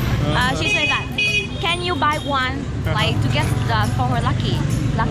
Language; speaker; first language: English; non-native, learner; Vietnamese